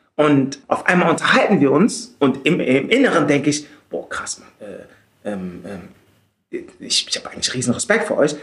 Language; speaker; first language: German; native; German